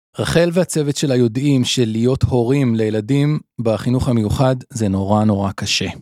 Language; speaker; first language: Hebrew; native; Hebrew